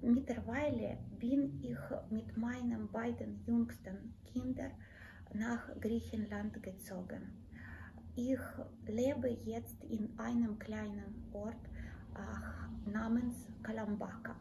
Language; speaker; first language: German; non-native, fluent; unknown